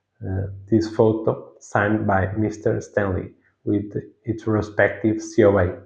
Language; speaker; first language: English; non-native, fluent; Portuguese